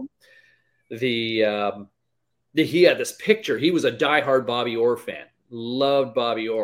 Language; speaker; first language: English; native; English